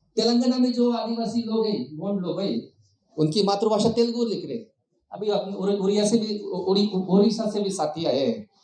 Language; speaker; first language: Hindi; non-native, local second language; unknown